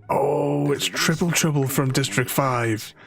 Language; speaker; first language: English; native; English